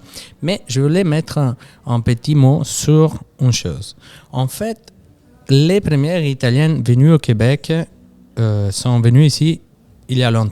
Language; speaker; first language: French; non-native, fluent; Italian